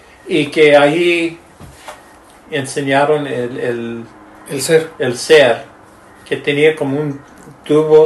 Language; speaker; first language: Spanish; early bilingual, heritage; Spanish